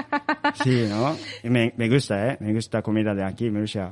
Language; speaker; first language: Spanish; non-native, learner; Japanese